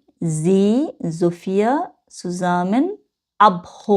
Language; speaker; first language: German; non-native, learner; Bangla